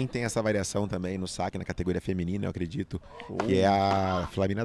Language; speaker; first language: Portuguese; native; Portuguese